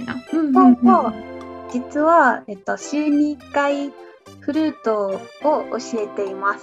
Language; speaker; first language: Japanese; non-native, fluent; English